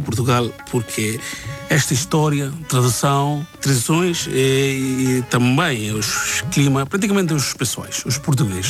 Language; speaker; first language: Portuguese; non-native, learner; Bangla